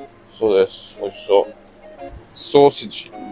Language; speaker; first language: Japanese; non-native, learner; Russian